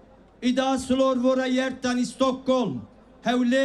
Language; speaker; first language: Swedish; early bilingual, other home language; Kurdish